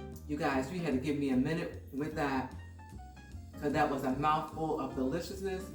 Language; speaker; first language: English; native; English